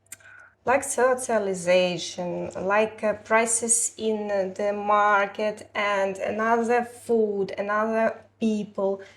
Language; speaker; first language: English; non-native, learner; Ukrainian